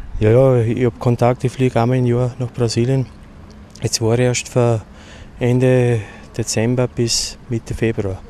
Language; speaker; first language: German; non-native, fluent; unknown